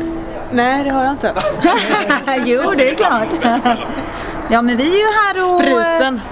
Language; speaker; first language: Swedish; native; Swedish